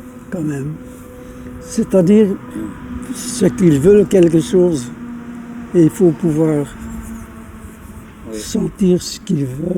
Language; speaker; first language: French; non-native, local second language; Dutch